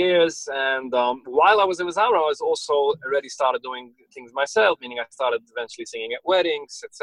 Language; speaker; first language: English; early bilingual, other home language; Yiddish